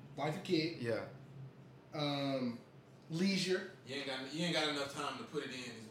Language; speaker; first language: English; native; English